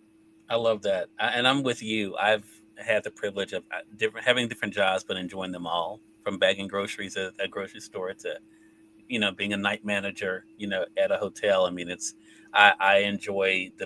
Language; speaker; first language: English; native; English